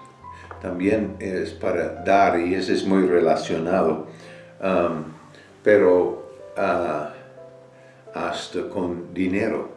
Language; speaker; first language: Spanish; non-native, fluent; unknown